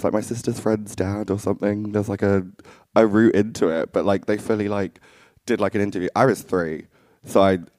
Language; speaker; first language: English; native; English